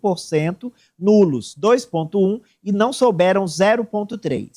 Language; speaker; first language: Portuguese; native; Portuguese